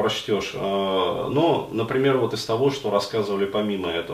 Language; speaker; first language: Russian; native; Russian